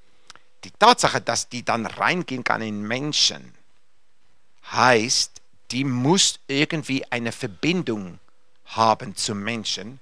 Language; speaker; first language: German; non-native, fluent; English